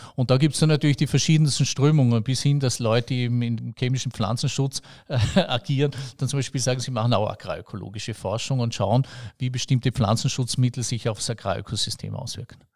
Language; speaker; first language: German; native; German